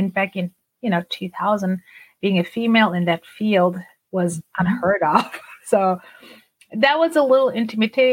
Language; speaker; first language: English; non-native, fluent; Turkish